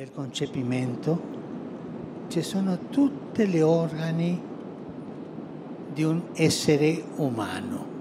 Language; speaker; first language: Italian; non-native, fluent; Spanish